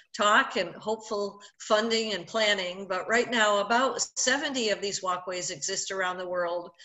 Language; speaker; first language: English; native; English